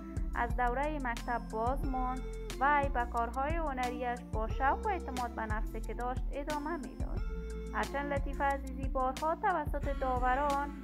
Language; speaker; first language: Persian; native; Persian